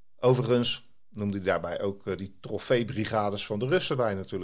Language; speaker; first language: Dutch; native; Dutch